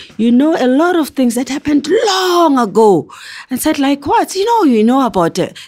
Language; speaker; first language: English; non-native, local second language; Zulu